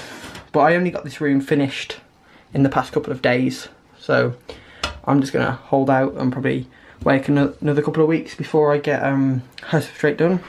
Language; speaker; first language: English; native; English